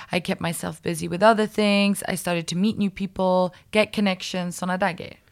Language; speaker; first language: English; early bilingual, other home language; Swedish